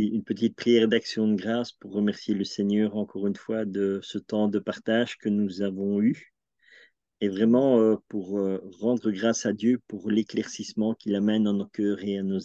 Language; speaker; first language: French; native; French